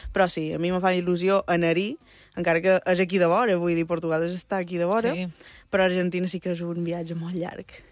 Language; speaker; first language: Catalan; early bilingual, other home language; Spanish